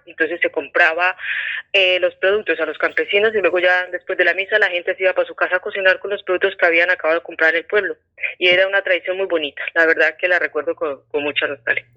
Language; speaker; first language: Spanish; native; Spanish